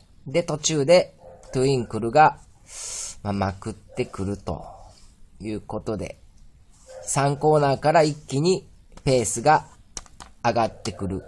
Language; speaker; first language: Japanese; native; Japanese